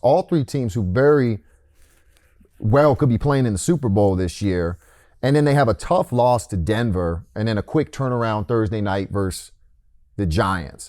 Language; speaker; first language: English; native; English